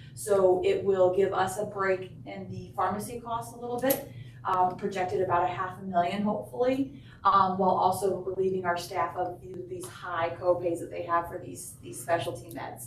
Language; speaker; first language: English; native; English